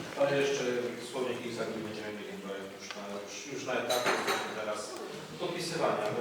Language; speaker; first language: Polish; native; Polish